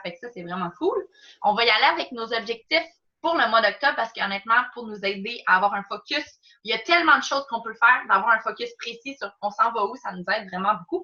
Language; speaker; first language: French; native; French